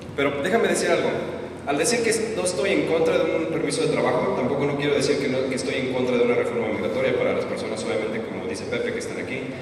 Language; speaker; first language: Spanish; native; Spanish